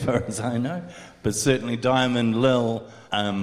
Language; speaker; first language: English; native; English